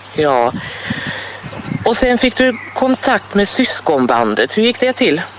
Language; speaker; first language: Swedish; native; Swedish